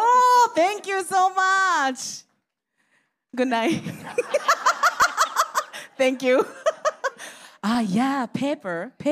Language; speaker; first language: English; non-native, learner; Japanese